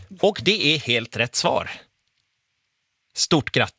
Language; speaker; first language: Swedish; native; Swedish